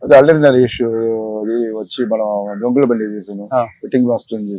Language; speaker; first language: Telugu; non-native, local second language; Tamil